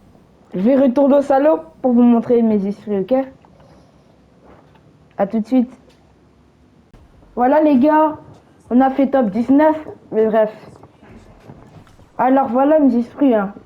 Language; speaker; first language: French; native; French